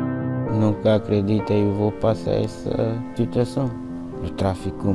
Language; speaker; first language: Portuguese; non-native, learner; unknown